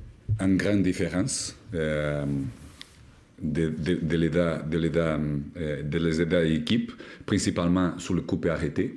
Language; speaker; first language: French; non-native, learner; Portuguese